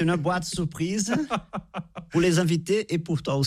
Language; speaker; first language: French; non-native, fluent; Portuguese